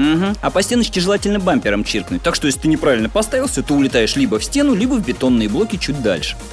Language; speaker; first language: Russian; native; Russian